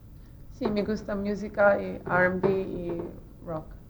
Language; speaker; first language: Spanish; non-native, learner; English